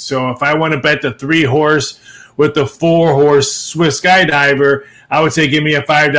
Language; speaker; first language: English; native; English